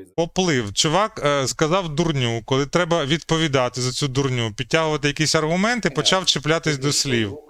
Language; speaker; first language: Ukrainian; native; Ukrainian